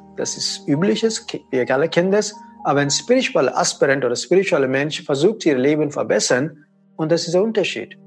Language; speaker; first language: German; non-native, fluent; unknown